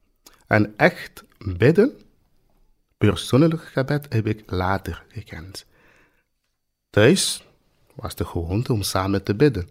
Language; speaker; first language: Dutch; non-native, fluent; Swahili